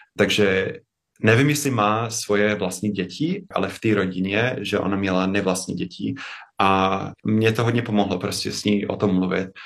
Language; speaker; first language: Czech; non-native, fluent; English